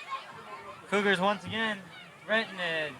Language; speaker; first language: English; native; English